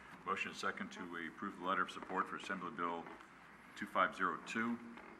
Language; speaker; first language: English; native; English